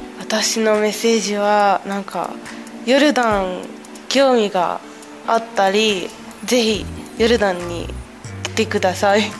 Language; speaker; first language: Japanese; non-native, learner; Arabic